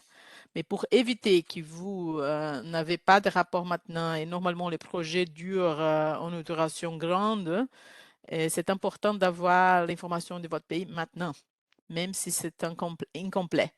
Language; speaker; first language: French; non-native, learner; Portuguese